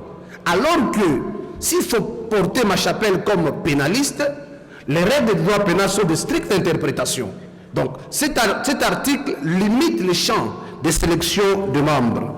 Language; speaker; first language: French; native; French